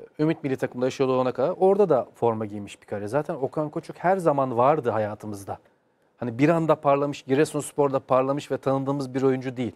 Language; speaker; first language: Turkish; native; Turkish